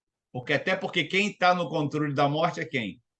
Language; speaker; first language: Portuguese; native; Portuguese